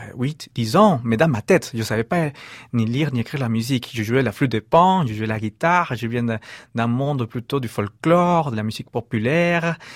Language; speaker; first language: French; non-native, fluent; Spanish